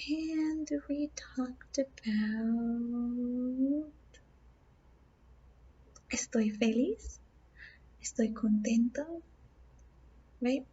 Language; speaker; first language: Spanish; non-native, fluent; English